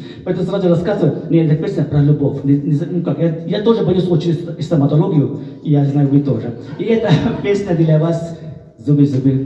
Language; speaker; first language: Russian; non-native, fluent; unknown